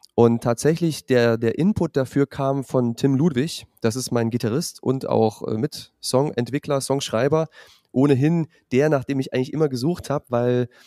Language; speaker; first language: German; native; German